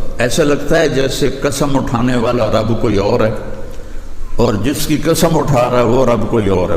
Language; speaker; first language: Urdu; non-native, local second language; Punjabi